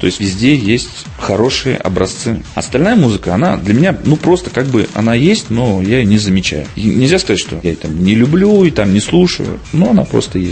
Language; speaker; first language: Russian; native; Russian